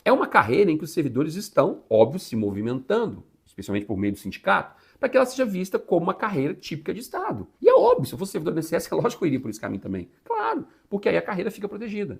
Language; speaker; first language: Portuguese; native; Portuguese